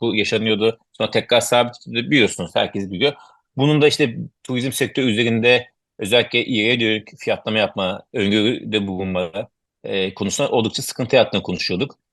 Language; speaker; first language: Turkish; native; Turkish